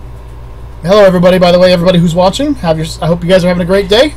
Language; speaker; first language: English; native; English